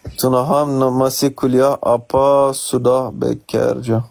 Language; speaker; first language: Indonesian; non-native, learner; Turkish